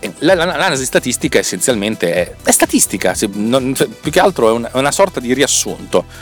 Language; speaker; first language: Italian; native; Italian